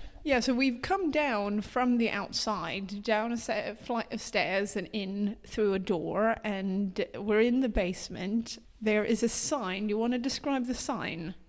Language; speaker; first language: English; non-native, fluent; Swedish